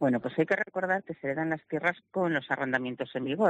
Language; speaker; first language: Spanish; native; Spanish